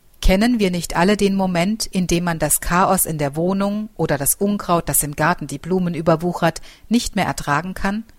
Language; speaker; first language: German; native; German